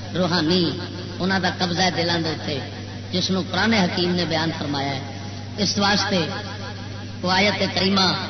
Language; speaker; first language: Urdu; non-native, local second language; Punjabi